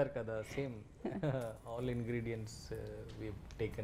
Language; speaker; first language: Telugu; non-native, learner; Tamil